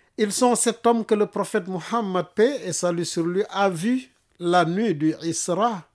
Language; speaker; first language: French; non-native, local second language; Wolof